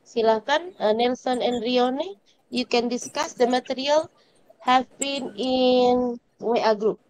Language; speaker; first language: English; non-native, learner; Indonesian